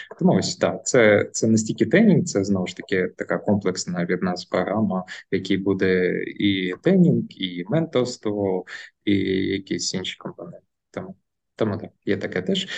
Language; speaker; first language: Ukrainian; non-native, local second language; Russian